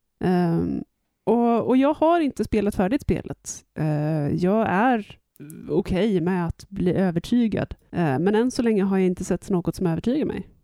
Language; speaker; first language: Swedish; native; Swedish